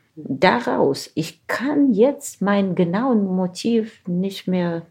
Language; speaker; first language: German; non-native, fluent; Ukrainian